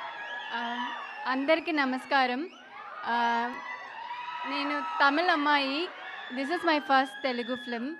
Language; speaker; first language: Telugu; non-native, learner; Tamil